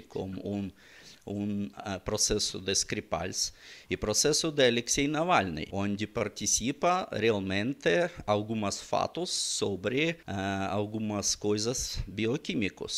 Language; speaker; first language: Portuguese; non-native, learner; Russian